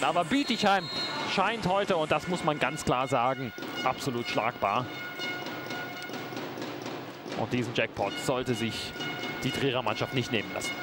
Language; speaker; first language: German; native; German